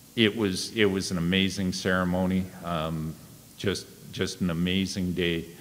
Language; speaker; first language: English; native; English